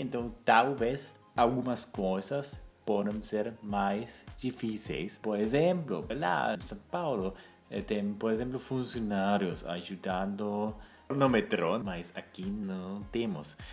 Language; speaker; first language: Portuguese; non-native, fluent; German